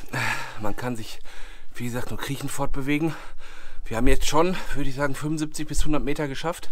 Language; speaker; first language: German; native; German